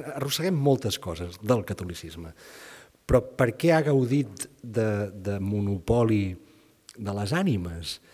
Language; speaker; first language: Catalan; native; Catalan